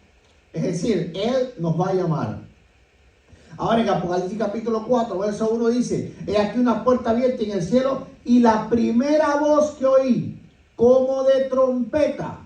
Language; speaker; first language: Spanish; native; Spanish